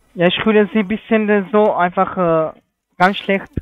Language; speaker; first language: German; non-native, learner; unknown